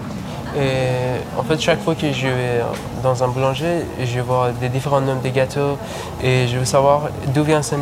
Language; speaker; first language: French; non-native, learner; Persian